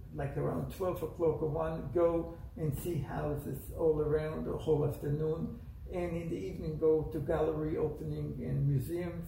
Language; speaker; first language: English; non-native, fluent; Hebrew